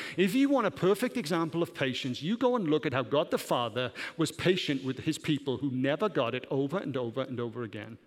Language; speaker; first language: English; native; English